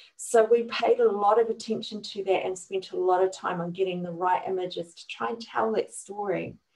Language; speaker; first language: English; native; English